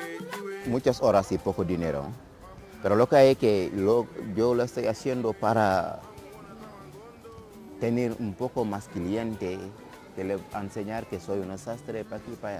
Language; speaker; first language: Spanish; non-native, learner; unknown